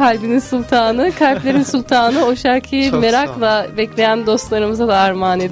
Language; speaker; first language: Turkish; native; Turkish